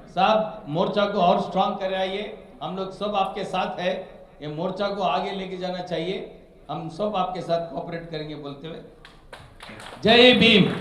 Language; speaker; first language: Hindi; non-native, local second language; Telugu